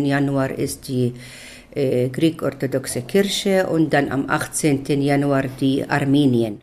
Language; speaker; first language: German; non-native, fluent; Arabic